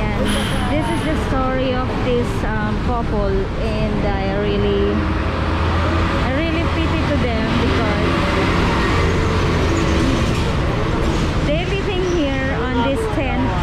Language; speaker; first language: English; non-native, local second language; Filipino